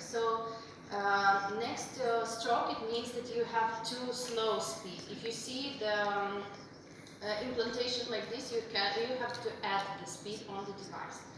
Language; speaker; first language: English; non-native, fluent; Russian